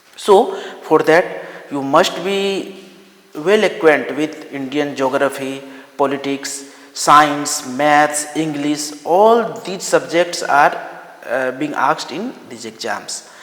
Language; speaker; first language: English; non-native, local second language; Hindi